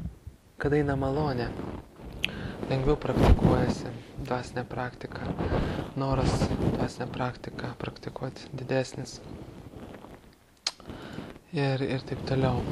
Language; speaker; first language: Lithuanian; native; Lithuanian